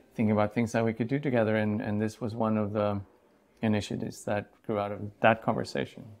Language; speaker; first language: English; non-native, fluent; Swedish